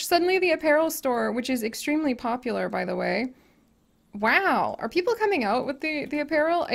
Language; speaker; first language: English; native; English